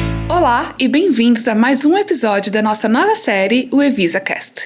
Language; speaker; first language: Portuguese; native; Portuguese